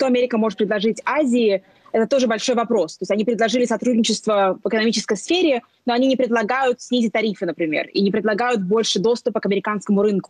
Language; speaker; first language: Russian; native; Russian